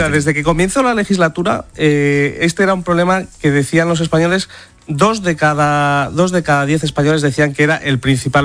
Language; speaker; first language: Spanish; native; Spanish